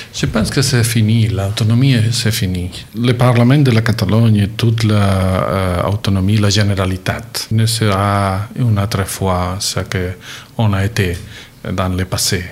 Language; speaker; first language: French; non-native, learner; Catalan